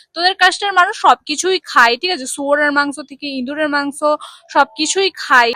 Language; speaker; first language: Bangla; non-native, local second language; Santali